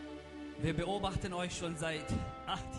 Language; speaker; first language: German; non-native, fluent; Russian